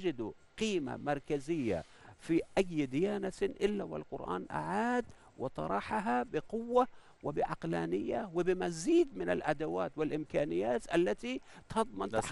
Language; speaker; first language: Arabic; non-native, fluent; Persian